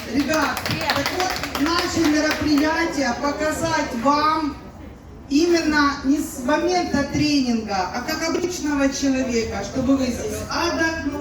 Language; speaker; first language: Russian; native; Russian